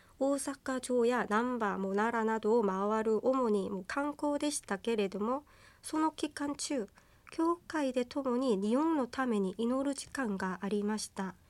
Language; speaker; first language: Japanese; non-native, fluent; Korean